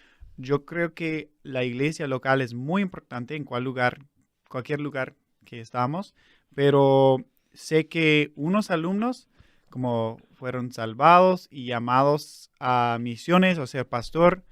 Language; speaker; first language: Spanish; non-native, fluent; English